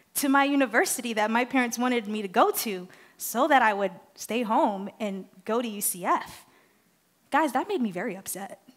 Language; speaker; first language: English; non-native, fluent; Haitian Creole